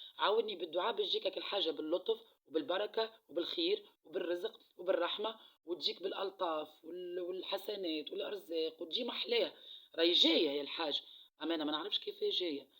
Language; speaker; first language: Arabic; native; Arabic